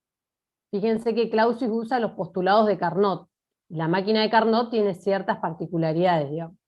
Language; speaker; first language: Spanish; native; Spanish